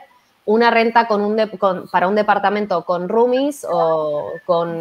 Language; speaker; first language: Spanish; native; Spanish